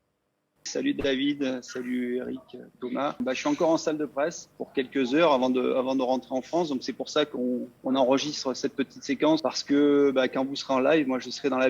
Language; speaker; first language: French; native; French